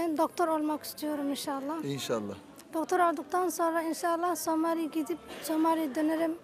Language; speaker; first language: Turkish; non-native, learner; Somali